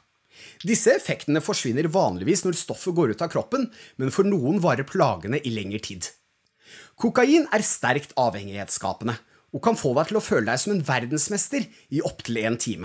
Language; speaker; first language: Norwegian; native; Norwegian